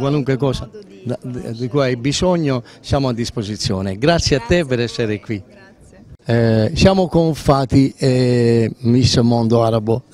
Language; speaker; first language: Italian; native; Italian